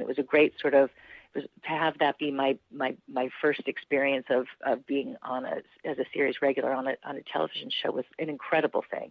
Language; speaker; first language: English; native; English